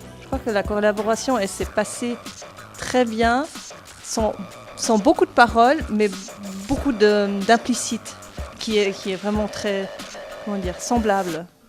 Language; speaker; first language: French; non-native, fluent; German